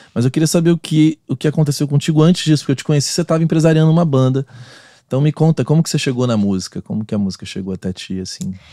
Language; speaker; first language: Portuguese; native; Portuguese